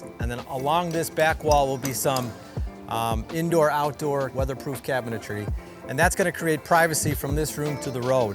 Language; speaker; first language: English; native; English